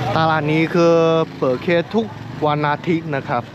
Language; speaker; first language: Thai; non-native, fluent; Chinese